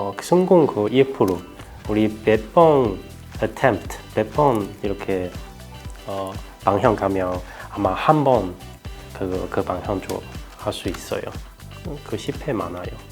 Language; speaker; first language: Korean; non-native, learner; Chinese